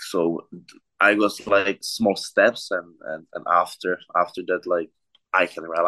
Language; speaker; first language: English; non-native, learner; Czech